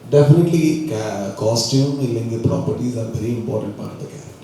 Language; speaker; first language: Malayalam; non-native, local second language; Kannada